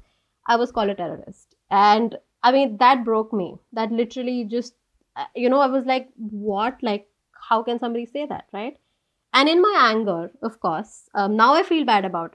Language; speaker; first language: English; non-native, local second language; Hindi